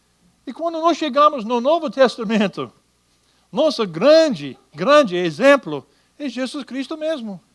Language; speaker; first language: Portuguese; non-native, fluent; English